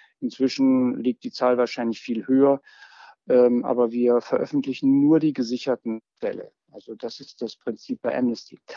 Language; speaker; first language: German; native; German